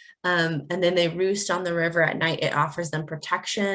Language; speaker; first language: English; native; English